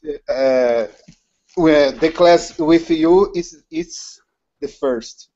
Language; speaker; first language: English; non-native, learner; Portuguese